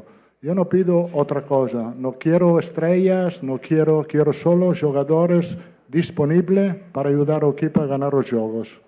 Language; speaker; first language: Portuguese; non-native, fluent; Italian